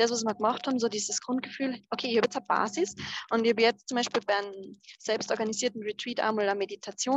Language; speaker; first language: German; native; German